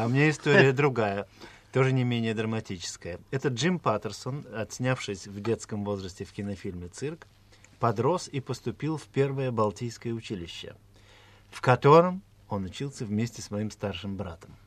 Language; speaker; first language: Russian; native; Russian